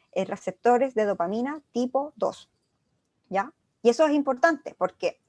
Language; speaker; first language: Spanish; native; Spanish